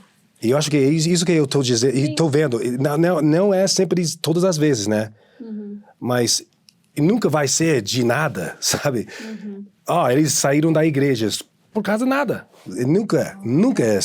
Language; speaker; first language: Portuguese; non-native, fluent; English